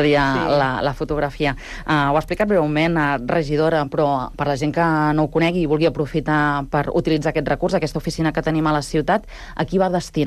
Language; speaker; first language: Catalan; native; Catalan